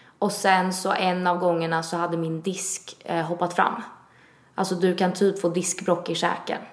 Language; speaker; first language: Swedish; early bilingual, other home language; Italian